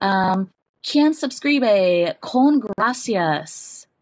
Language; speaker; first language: Spanish; non-native, learner; English